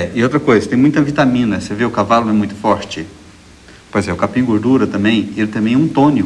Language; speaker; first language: Portuguese; native; Portuguese